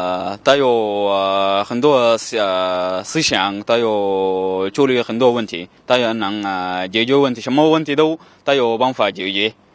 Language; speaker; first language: Chinese; non-native, learner; Arabic